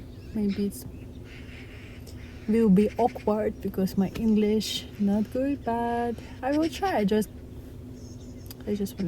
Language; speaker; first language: English; non-native, learner; Russian